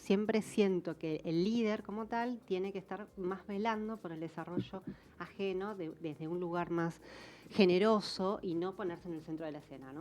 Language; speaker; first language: Spanish; native; Spanish